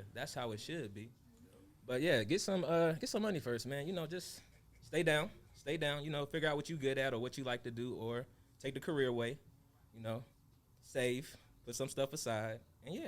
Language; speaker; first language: English; native; English